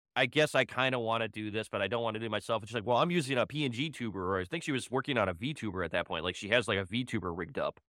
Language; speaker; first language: English; native; English